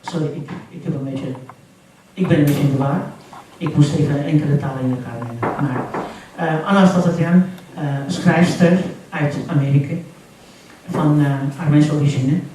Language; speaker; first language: Dutch; non-native, fluent; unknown